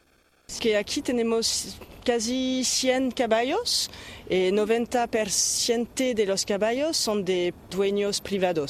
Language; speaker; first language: Spanish; non-native, fluent; French